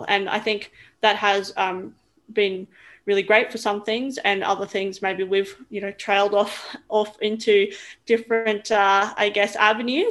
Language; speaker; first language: English; native; English